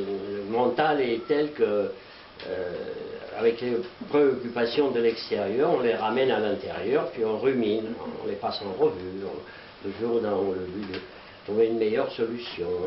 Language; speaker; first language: French; native; French